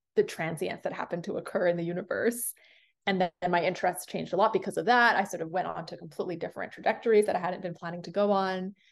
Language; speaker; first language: English; native; English